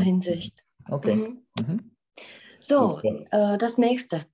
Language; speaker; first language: German; non-native, fluent; Czech